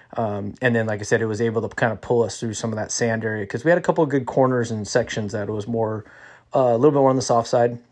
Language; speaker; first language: English; native; English